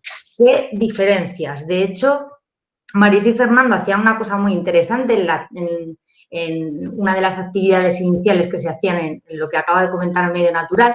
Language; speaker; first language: Spanish; native; Spanish